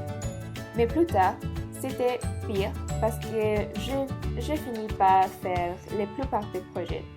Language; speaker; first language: French; non-native, learner; Spanish